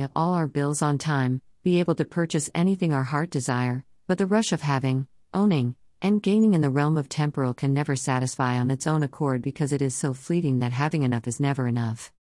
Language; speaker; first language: English; non-native, local second language; Jamaican Creole English